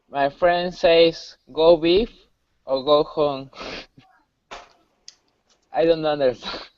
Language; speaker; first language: English; non-native, learner; Spanish